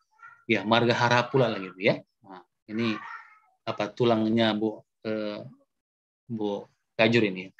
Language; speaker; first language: Indonesian; native; Indonesian